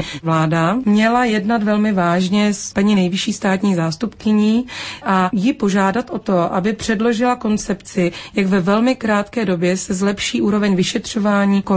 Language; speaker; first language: Czech; native; Czech